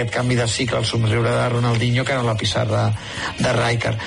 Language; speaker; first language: Catalan; native; Catalan